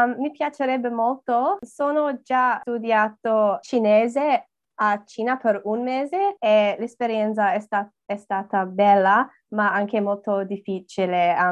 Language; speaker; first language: Italian; non-native, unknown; English